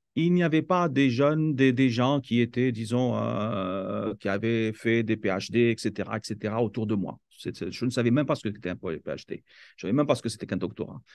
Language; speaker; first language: French; non-native, local second language; Kabyle